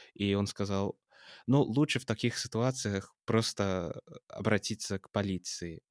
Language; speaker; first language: Russian; non-native, fluent; English